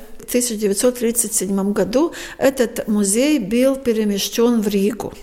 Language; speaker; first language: Russian; non-native, fluent; Latvian